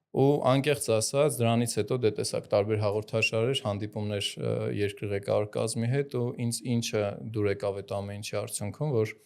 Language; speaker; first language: Armenian; native; Armenian